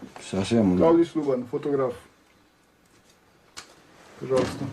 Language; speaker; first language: Russian; non-native, learner; French